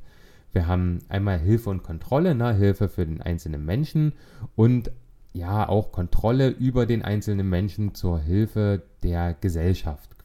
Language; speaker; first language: German; native; German